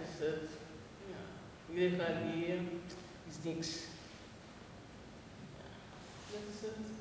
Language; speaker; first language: Dutch; non-native, learner; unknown